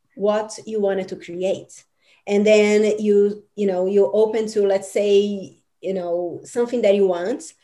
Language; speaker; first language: English; non-native, fluent; Portuguese